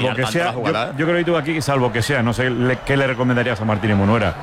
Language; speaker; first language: Spanish; native; Spanish